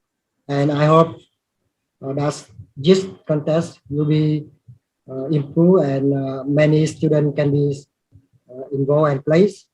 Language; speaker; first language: English; non-native, learner; Vietnamese